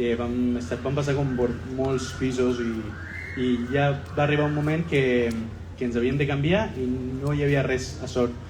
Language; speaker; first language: Catalan; non-native, fluent; Spanish